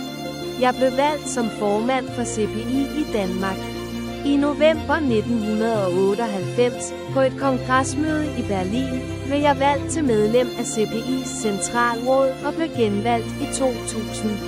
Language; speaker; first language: Danish; non-native, fluent; Persian